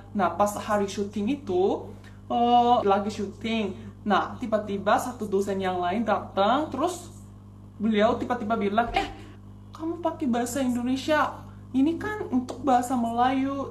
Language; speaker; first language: Indonesian; non-native, fluent; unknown